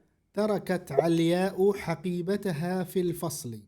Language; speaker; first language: Arabic; non-native, fluent; Indonesian